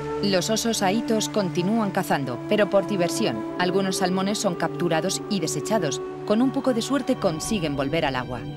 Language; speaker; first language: Spanish; native; Spanish